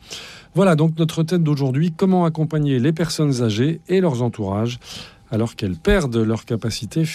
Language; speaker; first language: French; native; French